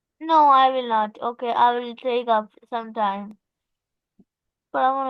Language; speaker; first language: English; non-native, local second language; Urdu